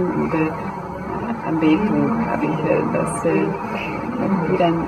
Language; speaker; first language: German; non-native, learner; Hungarian